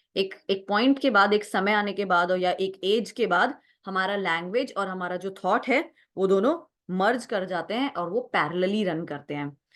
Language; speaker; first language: Hindi; native; Hindi